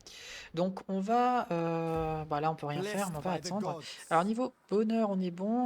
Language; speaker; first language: French; native; French